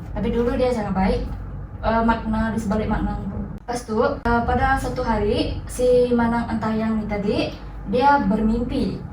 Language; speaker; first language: Malay; non-native, local second language; Iban